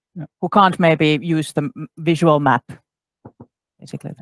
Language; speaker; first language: English; non-native, fluent; Finnish